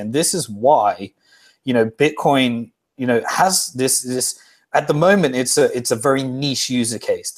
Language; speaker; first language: English; native; English